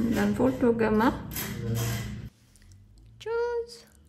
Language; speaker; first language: German; non-native, learner; Korean